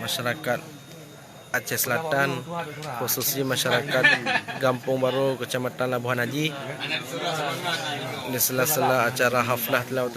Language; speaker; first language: Indonesian; non-native, local second language; Achinese